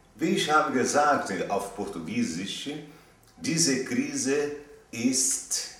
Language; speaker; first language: German; non-native, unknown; Portuguese